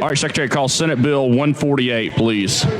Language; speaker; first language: English; native; English